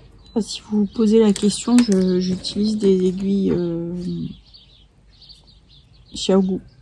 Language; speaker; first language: French; native; French